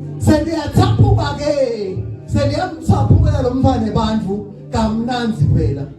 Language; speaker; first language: Zulu; non-native, local second language; Swati